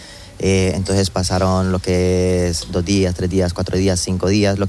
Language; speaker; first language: Spanish; native; Spanish